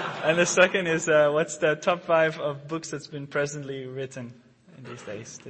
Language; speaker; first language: English; non-native, fluent; Dutch